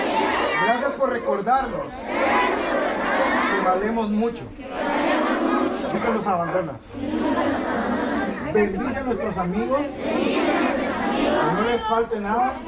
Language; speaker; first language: Spanish; native; Spanish